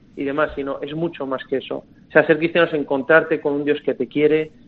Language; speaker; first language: Spanish; native; Spanish